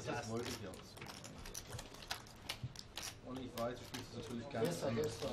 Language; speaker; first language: German; native; German